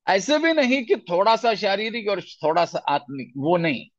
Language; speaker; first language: Hindi; non-native, local second language; Malayalam